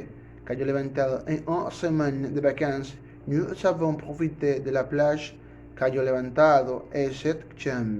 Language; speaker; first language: French; non-native, learner; Spanish